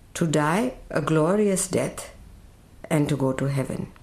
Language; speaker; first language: English; non-native, local second language; Urdu